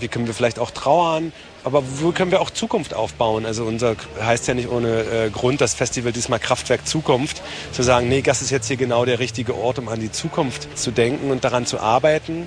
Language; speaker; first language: German; native; German